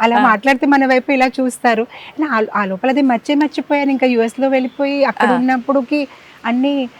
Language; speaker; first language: Telugu; non-native, fluent; Gujarati